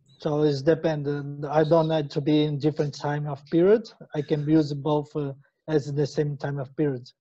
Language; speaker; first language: English; non-native, learner; Portuguese